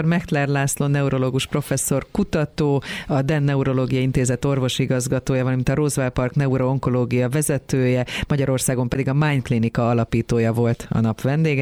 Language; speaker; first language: Hungarian; native; Hungarian